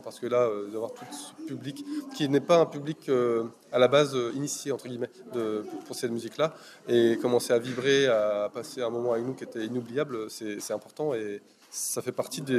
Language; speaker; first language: French; native; French